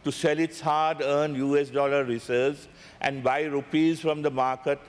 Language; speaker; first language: English; non-native, local second language; Sinhala